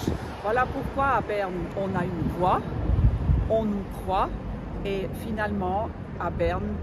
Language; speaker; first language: French; non-native, local second language; German